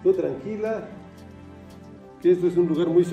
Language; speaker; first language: Spanish; native; Spanish